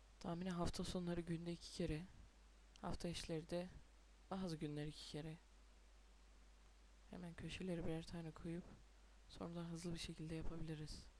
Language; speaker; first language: Turkish; native; Turkish